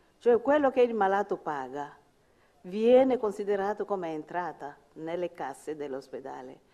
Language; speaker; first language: Italian; non-native, fluent; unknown